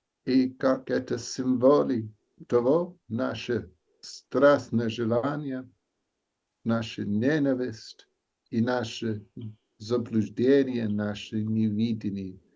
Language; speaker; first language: Russian; non-native, learner; English